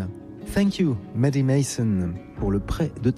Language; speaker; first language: French; native; French